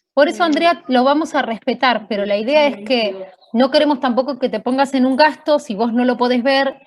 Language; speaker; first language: Spanish; native; Spanish